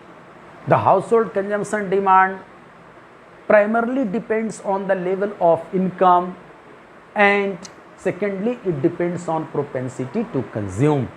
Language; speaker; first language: English; non-native, local second language; Hindi